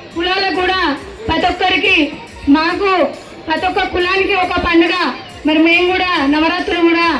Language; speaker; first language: Telugu; native; Telugu